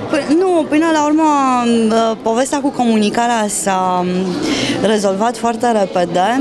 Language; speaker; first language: Romanian; native; Romanian